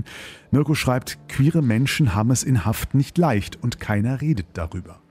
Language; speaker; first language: German; native; German